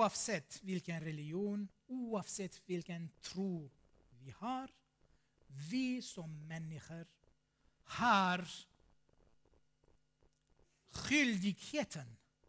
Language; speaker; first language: Swedish; non-native, fluent; Armenian